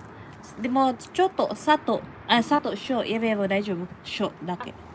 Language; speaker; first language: Japanese; non-native, learner; Waray